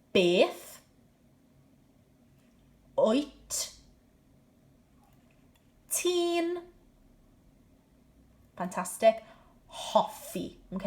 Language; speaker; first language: Welsh; non-native, local second language; English